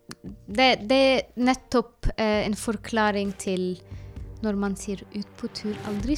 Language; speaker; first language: Norwegian; non-native, learner; Arabic